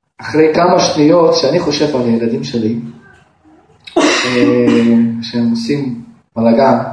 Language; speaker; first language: Hebrew; non-native, fluent; Russian